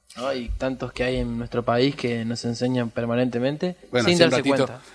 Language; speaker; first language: Spanish; native; Spanish